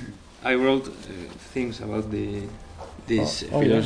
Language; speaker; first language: English; non-native, learner; Spanish